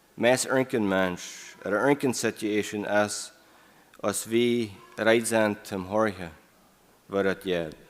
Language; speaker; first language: German; non-native, learner; English